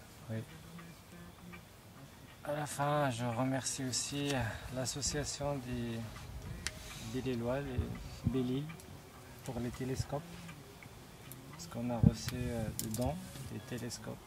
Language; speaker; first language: French; non-native, local second language; Arabic